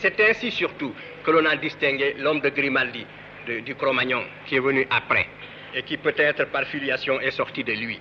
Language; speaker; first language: French; non-native, local second language; Wolof